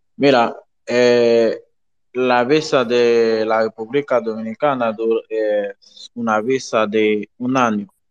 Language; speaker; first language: Spanish; non-native, learner; Haitian Creole